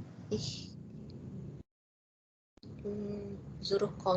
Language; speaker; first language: German; non-native, local second language; Indonesian